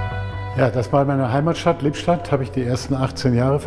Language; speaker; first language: German; native; German